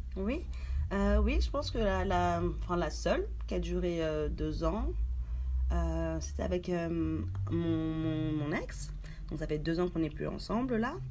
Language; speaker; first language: French; early bilingual, other home language; Haitian Creole